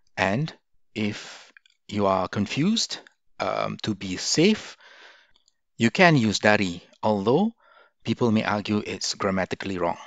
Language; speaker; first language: English; non-native, local second language; Malay